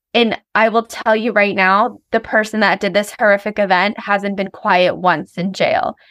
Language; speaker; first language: English; native; English